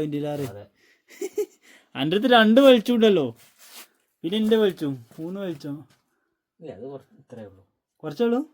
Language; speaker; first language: Malayalam; native; Malayalam